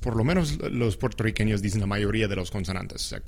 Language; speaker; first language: Spanish; non-native, fluent; English